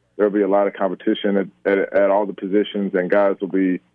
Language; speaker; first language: English; native; English